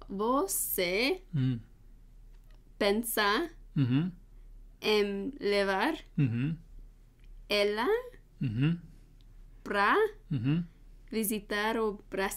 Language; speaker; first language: Portuguese; non-native, learner; English